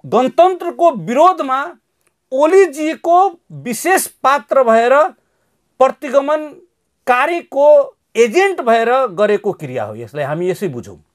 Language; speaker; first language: Nepali; non-native, local second language; Maithili